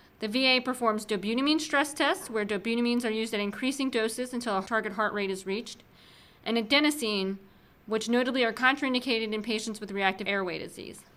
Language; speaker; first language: English; native; English